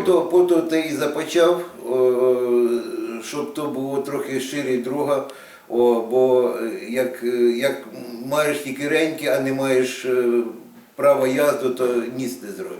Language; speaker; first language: Polish; non-native, learner; Ukrainian